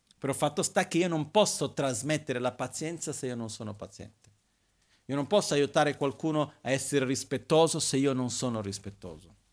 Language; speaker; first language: Italian; non-native, fluent; Portuguese